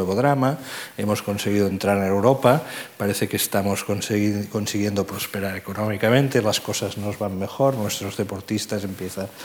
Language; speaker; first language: Spanish; non-native, local second language; Catalan